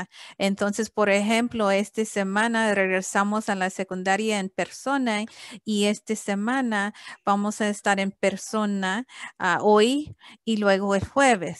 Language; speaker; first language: Spanish; early bilingual, heritage; English